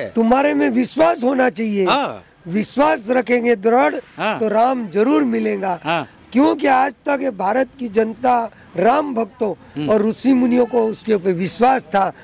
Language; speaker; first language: Hindi; non-native, local second language; Gujarati